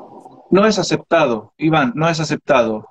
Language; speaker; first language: Spanish; non-native, learner; Arabic